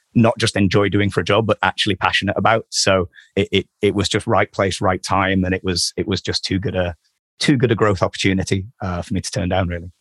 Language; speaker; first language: English; native; English